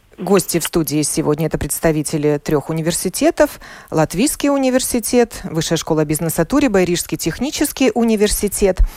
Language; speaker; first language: Russian; native; Russian